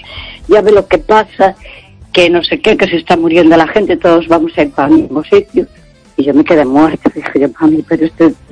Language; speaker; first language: Spanish; native; Spanish